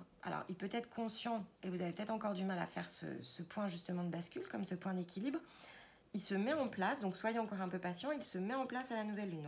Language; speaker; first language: French; native; French